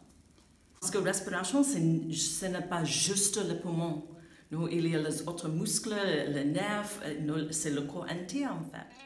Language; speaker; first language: French; non-native, fluent; English